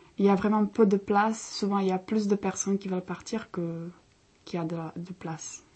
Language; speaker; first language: French; non-native, fluent; Czech